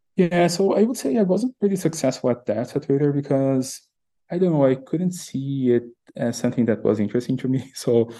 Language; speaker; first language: English; non-native, fluent; Portuguese